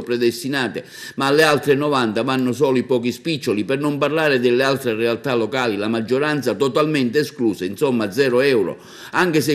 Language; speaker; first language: Italian; native; Italian